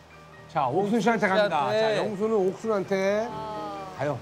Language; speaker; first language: Korean; native; Korean